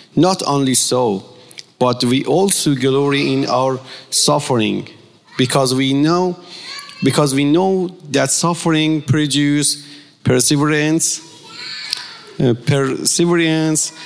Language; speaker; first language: English; non-native, fluent; Persian